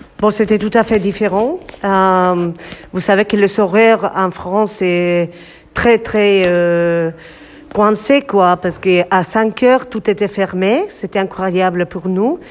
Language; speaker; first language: French; non-native, fluent; Basque